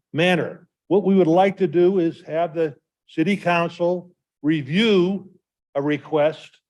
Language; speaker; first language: English; native; English